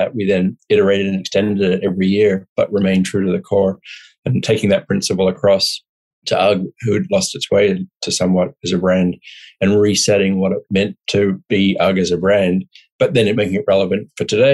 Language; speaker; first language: English; native; English